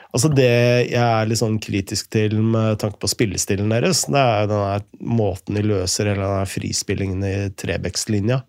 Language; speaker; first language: Norwegian; native; Norwegian